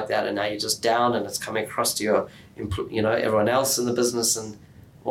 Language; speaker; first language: English; native; English